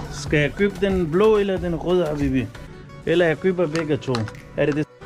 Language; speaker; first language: Danish; non-native, fluent; Arabic